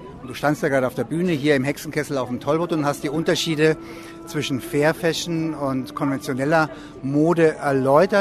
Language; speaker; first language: German; native; German